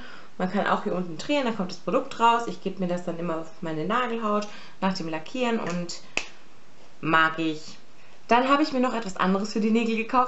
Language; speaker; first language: German; native; German